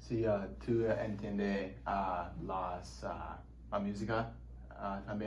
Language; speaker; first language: Spanish; non-native, learner; English